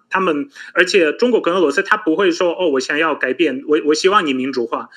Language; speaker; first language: Chinese; non-native, fluent; Polish